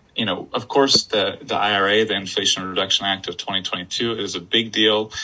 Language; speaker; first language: English; native; English